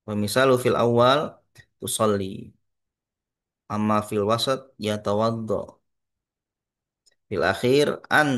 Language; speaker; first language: Arabic; non-native, fluent; Indonesian